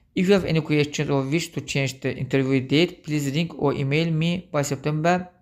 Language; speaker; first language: English; non-native, fluent; Azerbaijani